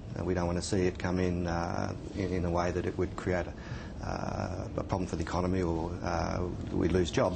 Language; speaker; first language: English; native; English